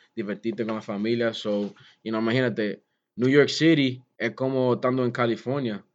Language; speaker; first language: Spanish; early bilingual, heritage; Spanish